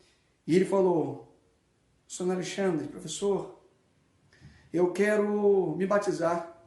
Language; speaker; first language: Portuguese; native; Portuguese